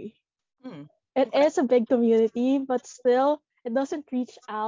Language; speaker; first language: English; non-native, local second language; Filipino